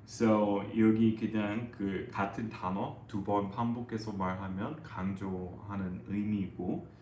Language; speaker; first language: Korean; non-native, fluent; English